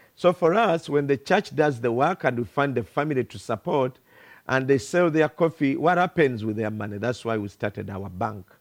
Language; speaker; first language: English; non-native, local second language; Ganda